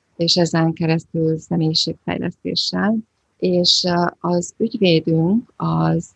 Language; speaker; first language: Hungarian; native; Hungarian